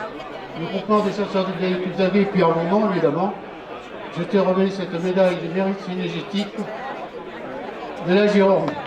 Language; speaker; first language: French; native; French